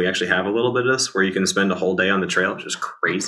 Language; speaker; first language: English; native; English